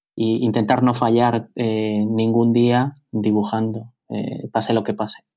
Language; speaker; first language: Spanish; native; Spanish